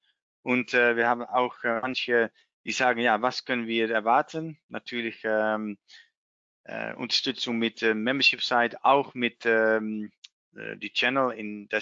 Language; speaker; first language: German; non-native, learner; Dutch